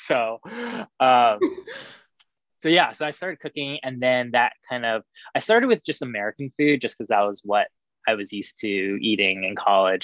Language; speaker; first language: English; native; English